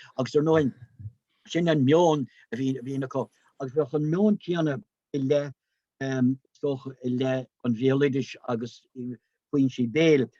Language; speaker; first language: Irish; non-native, local second language; English